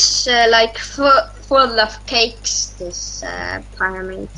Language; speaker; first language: English; non-native, learner; Estonian